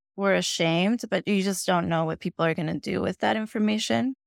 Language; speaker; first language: English; non-native, fluent; Spanish